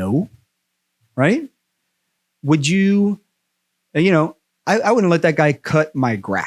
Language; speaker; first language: English; native; English